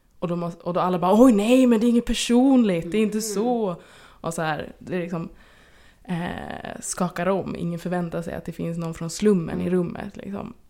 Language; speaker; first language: Swedish; native; Swedish